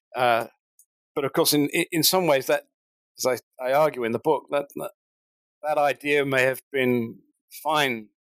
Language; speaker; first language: English; native; English